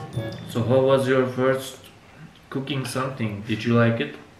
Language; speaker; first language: English; non-native, learner; Turkish